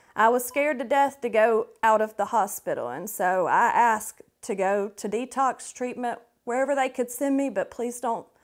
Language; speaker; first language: English; native; English